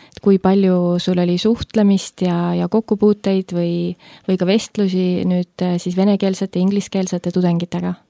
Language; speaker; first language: Estonian; native; Estonian